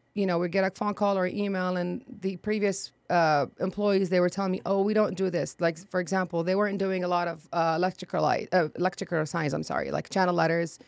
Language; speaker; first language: English; non-native, fluent; Arabic